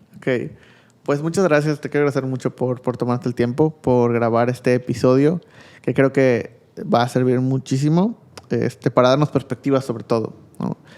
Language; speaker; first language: Spanish; native; Spanish